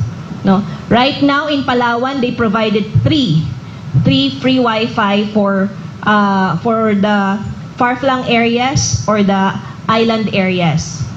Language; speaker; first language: English; non-native, local second language; Filipino